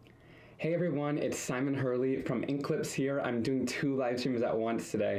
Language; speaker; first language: English; native; English